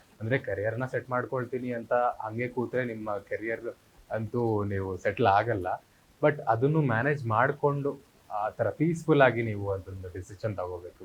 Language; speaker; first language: Kannada; native; Kannada